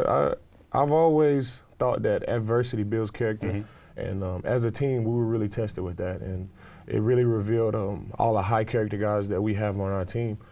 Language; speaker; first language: English; native; English